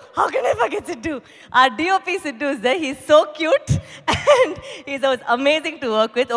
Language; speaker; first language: English; non-native, local second language; Tamil